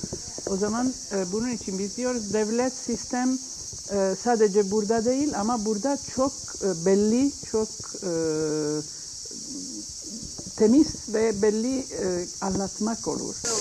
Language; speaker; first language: Turkish; non-native, learner; Italian